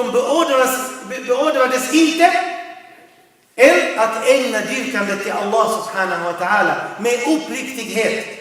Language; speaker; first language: Swedish; non-native, fluent; Arabic